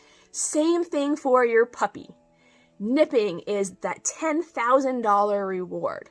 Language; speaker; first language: English; native; English